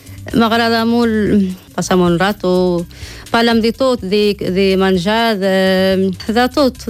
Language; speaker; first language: Catalan; non-native, learner; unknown